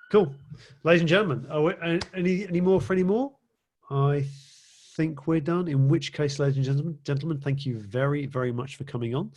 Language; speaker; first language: English; native; English